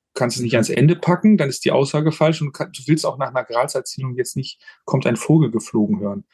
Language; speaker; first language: German; native; German